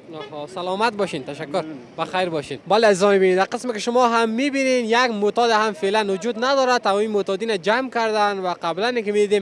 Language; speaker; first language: Persian; native; Persian